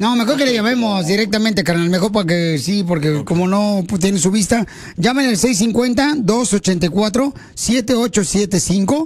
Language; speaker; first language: Spanish; native; Spanish